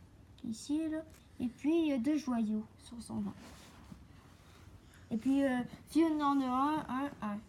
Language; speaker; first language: French; native; French